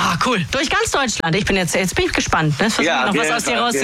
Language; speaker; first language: German; native; German